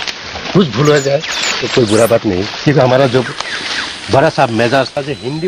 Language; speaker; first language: Hindi; non-native, local second language; Assamese